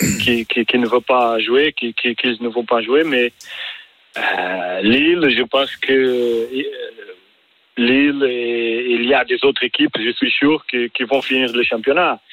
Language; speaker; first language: French; non-native, learner; Portuguese